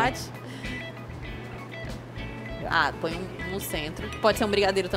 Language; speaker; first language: Portuguese; native; Portuguese